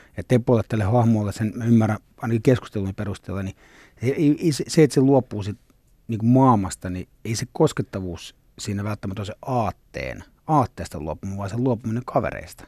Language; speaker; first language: Finnish; early bilingual, other home language; Swedish